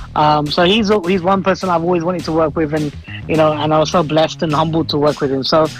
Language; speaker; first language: English; native; English